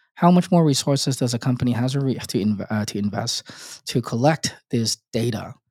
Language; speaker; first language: English; non-native, local second language; Cantonese